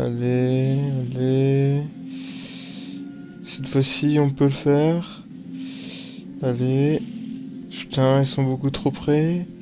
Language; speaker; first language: French; native; French